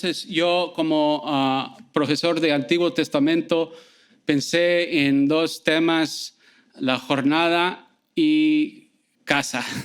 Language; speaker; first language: Spanish; early bilingual, heritage; Spanish